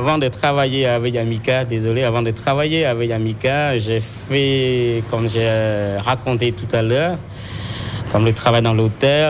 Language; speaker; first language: French; non-native, fluent; Khmer